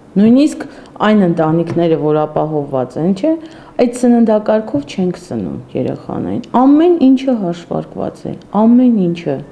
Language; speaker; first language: Armenian; native; Armenian